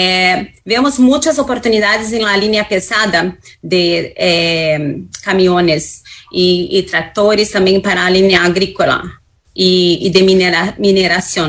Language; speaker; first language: Spanish; non-native, fluent; Portuguese